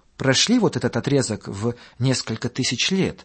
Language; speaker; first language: Russian; non-native, fluent; Latvian